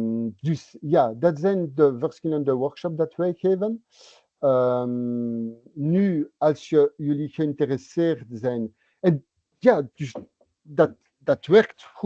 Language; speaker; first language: Dutch; non-native, local second language; French